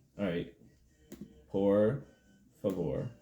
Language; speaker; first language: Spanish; non-native, learner; English